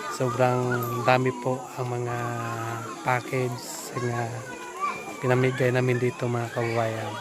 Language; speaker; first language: Filipino; non-native, local second language; Cebuano